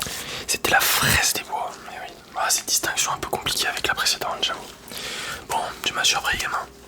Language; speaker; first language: French; native; French